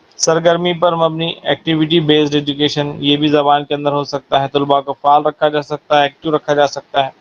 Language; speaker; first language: Urdu; native; Urdu